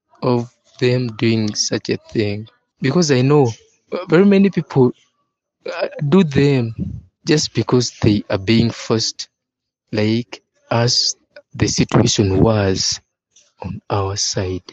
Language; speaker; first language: English; non-native, local second language; Ganda